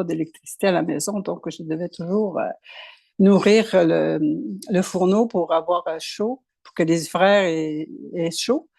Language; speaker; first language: French; native; French